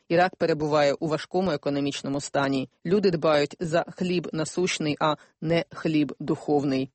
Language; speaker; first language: Ukrainian; native; Ukrainian